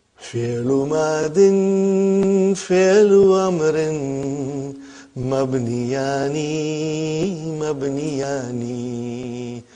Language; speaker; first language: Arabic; non-native, fluent; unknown